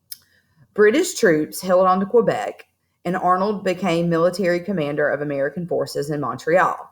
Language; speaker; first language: English; native; English